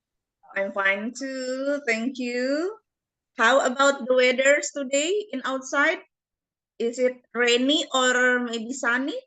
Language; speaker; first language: English; non-native, fluent; Indonesian